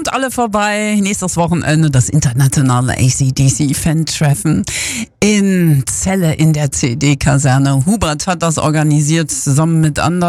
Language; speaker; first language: German; native; German